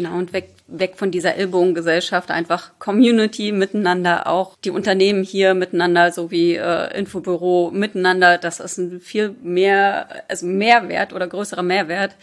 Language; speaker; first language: German; native; German